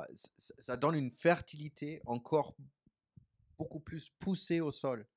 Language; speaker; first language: French; non-native, fluent; German